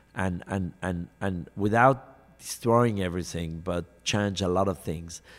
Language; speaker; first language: English; non-native, fluent; French